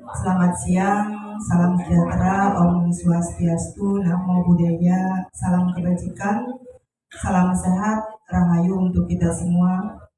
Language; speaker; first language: Indonesian; non-native, local second language; Sundanese